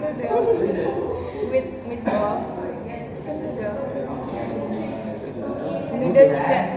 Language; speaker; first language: English; non-native, learner; Indonesian